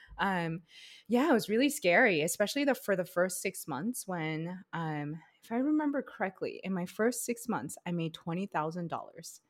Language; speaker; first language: English; early bilingual, other home language; Chinese